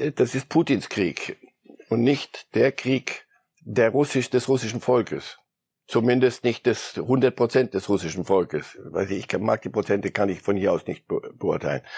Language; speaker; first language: German; early bilingual, other home language; Polish